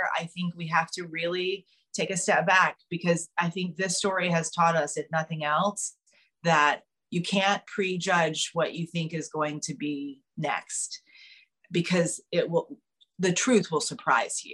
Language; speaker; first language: English; native; English